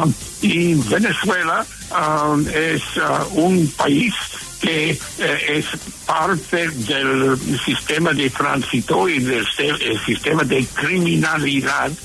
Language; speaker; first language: Spanish; non-native, fluent; English